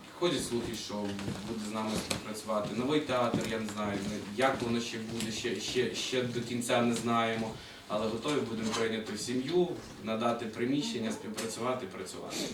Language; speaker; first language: Ukrainian; native; Ukrainian